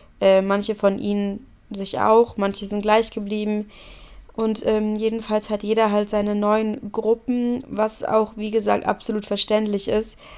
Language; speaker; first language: German; native; German